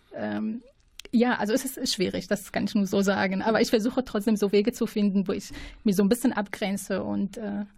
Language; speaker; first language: German; non-native, fluent; Arabic